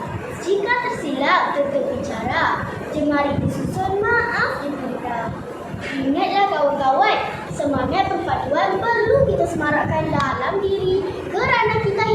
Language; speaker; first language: Malay; native; Malay